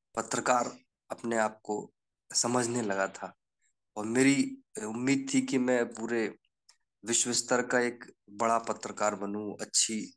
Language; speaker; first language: Hindi; native; Hindi